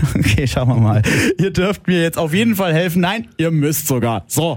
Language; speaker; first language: German; native; German